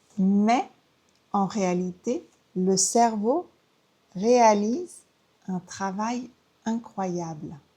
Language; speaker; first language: French; native; French